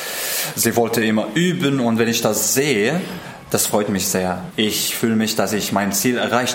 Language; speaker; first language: German; non-native, fluent; Arabic